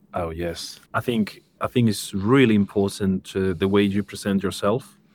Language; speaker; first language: English; non-native, fluent; Spanish